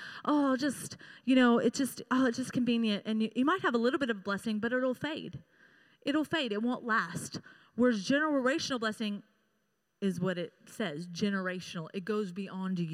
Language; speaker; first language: English; native; English